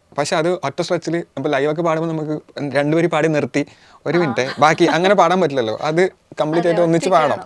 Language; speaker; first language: Malayalam; native; Malayalam